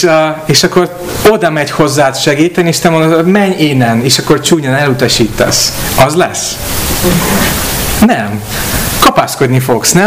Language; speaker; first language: Hungarian; non-native, fluent; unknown